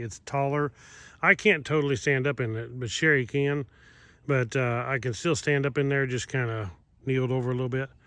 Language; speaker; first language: English; native; English